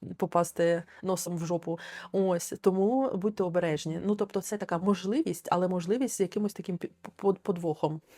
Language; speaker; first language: Ukrainian; non-native, local second language; Russian